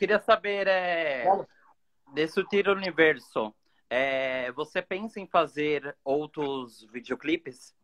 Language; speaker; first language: Spanish; non-native, learner; Portuguese